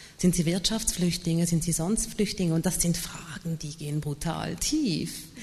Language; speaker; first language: German; early bilingual, other home language; Malayalam